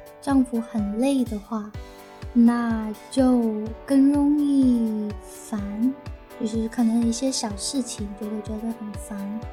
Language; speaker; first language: Chinese; early bilingual, heritage; Chinese